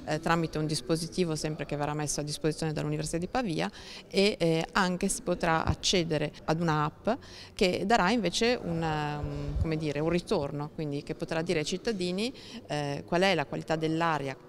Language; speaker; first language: Italian; native; Italian